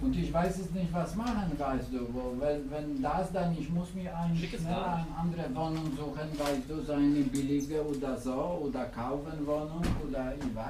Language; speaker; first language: German; non-native, learner; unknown